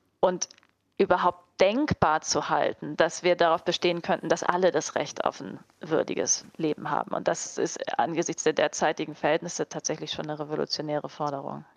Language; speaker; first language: German; native; German